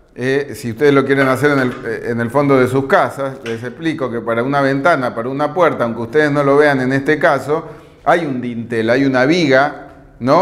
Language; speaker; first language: Spanish; native; Spanish